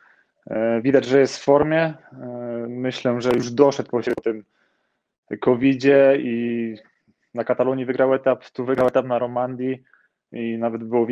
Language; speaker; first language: Polish; native; Polish